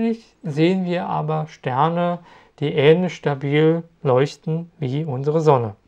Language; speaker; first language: German; native; German